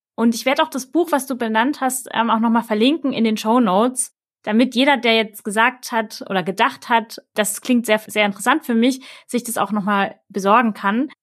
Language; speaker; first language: German; native; German